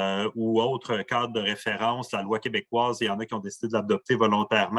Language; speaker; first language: French; native; French